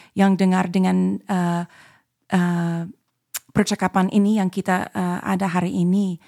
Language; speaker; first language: Indonesian; non-native, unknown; English